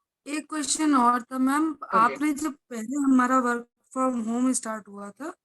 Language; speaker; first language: Hindi; native; Hindi